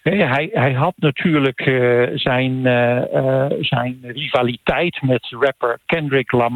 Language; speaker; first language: Dutch; native; Dutch